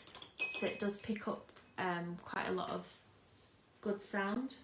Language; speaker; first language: English; native; English